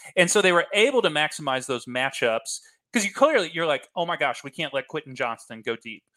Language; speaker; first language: English; native; English